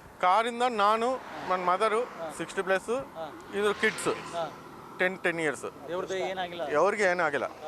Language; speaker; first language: Kannada; non-native, learner; Telugu